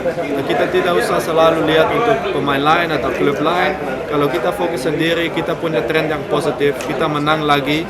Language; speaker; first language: Indonesian; non-native, fluent; Dutch